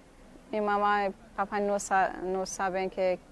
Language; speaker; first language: Spanish; non-native, learner; Persian